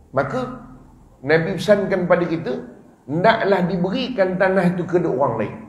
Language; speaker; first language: Malay; native; Malay